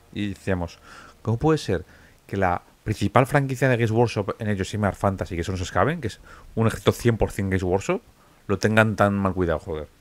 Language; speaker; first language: Spanish; native; Spanish